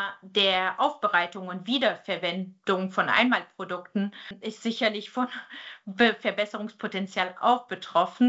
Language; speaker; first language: German; native; German